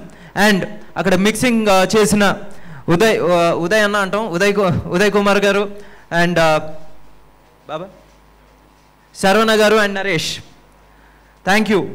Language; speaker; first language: Telugu; native; Telugu